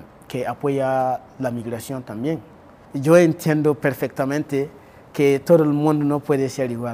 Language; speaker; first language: Spanish; non-native, fluent; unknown